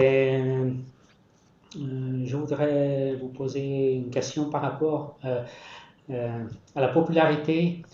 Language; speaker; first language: French; non-native, fluent; Hungarian